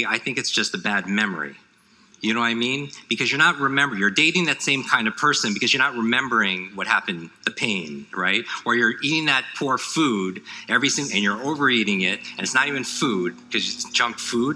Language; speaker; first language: English; native; English